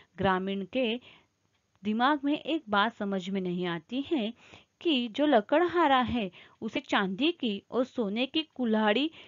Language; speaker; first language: Hindi; non-native, local second language; Marathi